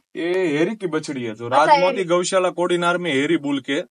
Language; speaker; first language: Hindi; non-native, local second language; Gujarati